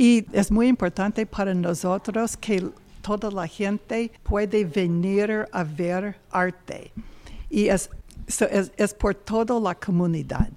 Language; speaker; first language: Spanish; non-native, learner; English